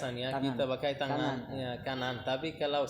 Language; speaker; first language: Indonesian; non-native, learner; Arabic